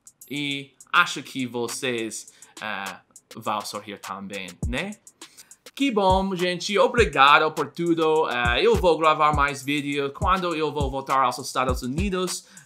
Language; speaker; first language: Portuguese; non-native, learner; English